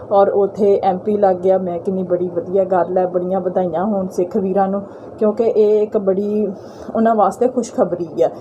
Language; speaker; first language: Punjabi; native; Punjabi